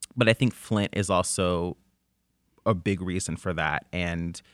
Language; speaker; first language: English; native; English